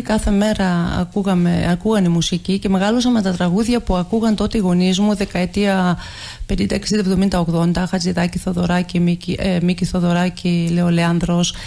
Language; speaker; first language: Greek; early bilingual, heritage; Greek